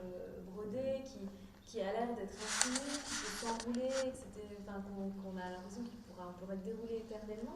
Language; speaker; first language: French; native; French